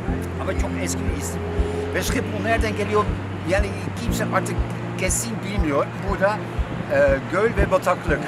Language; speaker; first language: Turkish; non-native, fluent; Dutch